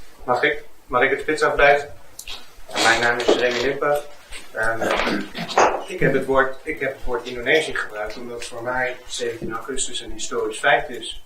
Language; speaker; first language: Dutch; non-native, fluent; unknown